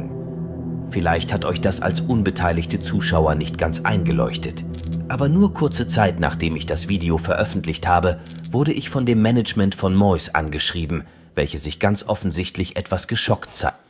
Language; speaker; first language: German; native; German